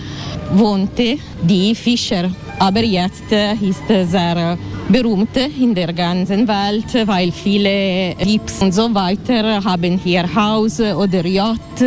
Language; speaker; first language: German; non-native, learner; Italian